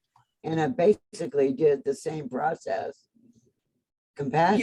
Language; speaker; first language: English; native; English